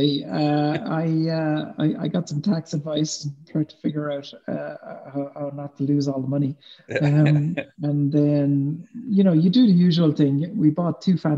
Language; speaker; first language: English; native; English